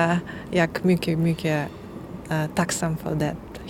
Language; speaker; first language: Swedish; non-native, learner; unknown